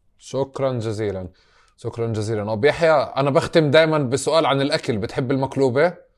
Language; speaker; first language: Arabic; native; Arabic